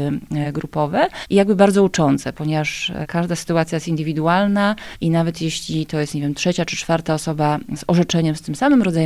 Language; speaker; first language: Polish; native; Polish